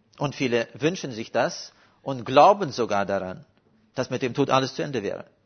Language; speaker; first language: German; non-native, fluent; Russian